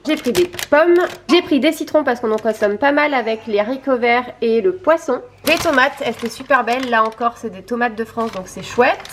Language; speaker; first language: French; native; French